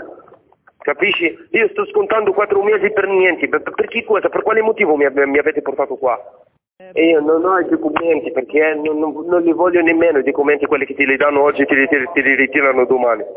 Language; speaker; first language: Italian; non-native, fluent; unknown